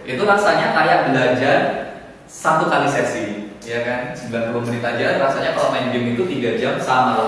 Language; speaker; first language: Indonesian; native; Indonesian